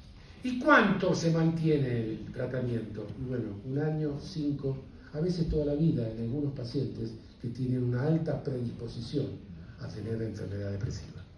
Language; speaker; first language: Spanish; native; Spanish